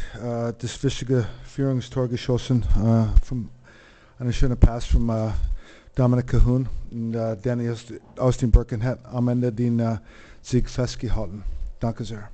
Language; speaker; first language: German; non-native, learner; English